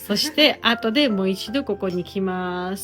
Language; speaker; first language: Japanese; non-native, fluent; Georgian